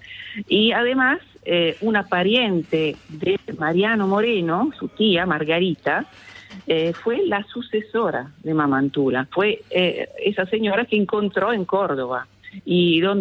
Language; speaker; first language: Spanish; non-native, fluent; Italian